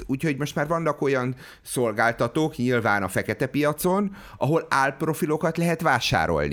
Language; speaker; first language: Hungarian; native; Hungarian